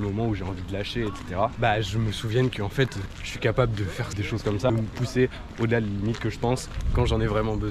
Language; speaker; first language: French; native; French